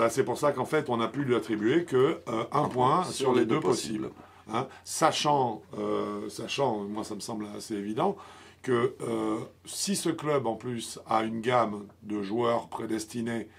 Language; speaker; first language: French; native; French